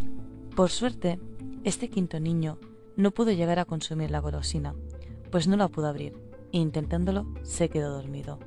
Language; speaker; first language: Spanish; native; Spanish